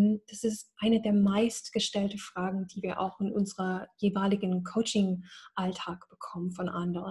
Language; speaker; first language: German; non-native, fluent; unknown